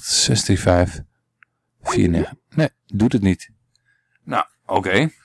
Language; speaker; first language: Dutch; native; Dutch